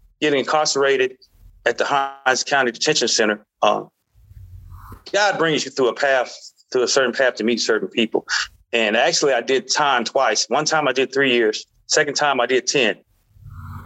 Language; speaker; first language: English; native; English